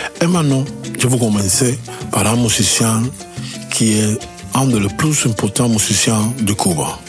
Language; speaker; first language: French; non-native, learner; Spanish